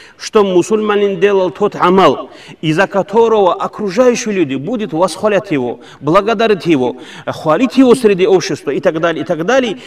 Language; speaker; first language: Russian; non-native, local second language; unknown